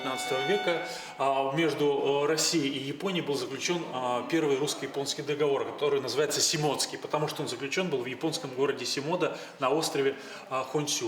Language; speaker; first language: Russian; native; Russian